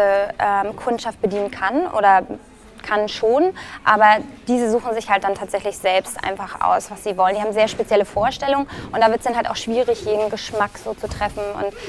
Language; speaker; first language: German; native; German